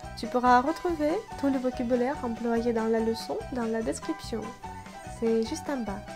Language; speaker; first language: French; non-native, fluent; Russian